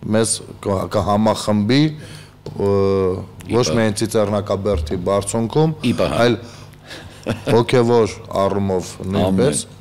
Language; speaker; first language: Armenian; native; Armenian